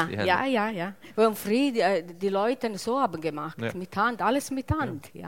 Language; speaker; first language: German; non-native, learner; Italian